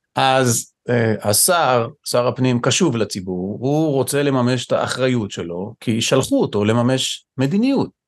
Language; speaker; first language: Hebrew; native; Hebrew